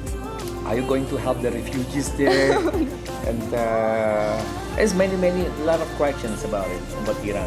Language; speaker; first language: English; non-native, learner; Indonesian